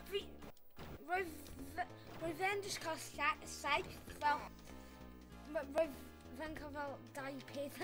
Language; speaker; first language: Welsh; non-native, local second language; English